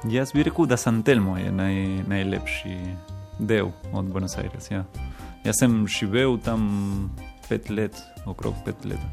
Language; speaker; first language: Slovenian; non-native, learner; Spanish